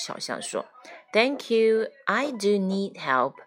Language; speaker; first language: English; non-native, fluent; Chinese